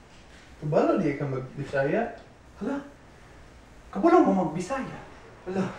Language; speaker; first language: Cebuano; non-native, fluent; English